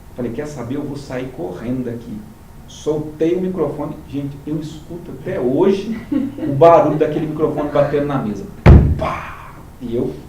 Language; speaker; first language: Portuguese; native; Portuguese